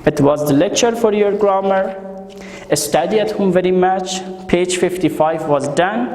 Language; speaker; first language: English; non-native, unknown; Persian